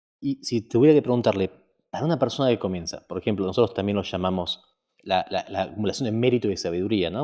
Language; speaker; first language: Spanish; native; Spanish